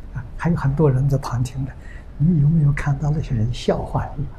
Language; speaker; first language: Chinese; native; Chinese